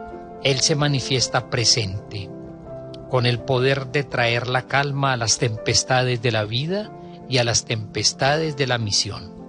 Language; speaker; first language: Spanish; native; Spanish